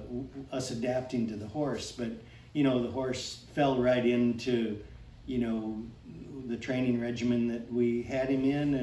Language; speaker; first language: English; native; English